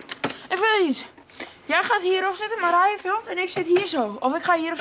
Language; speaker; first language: Dutch; native; Dutch